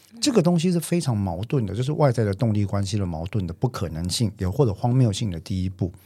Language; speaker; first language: Chinese; native; Chinese